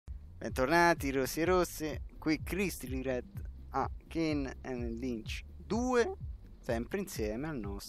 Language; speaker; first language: Italian; native; Italian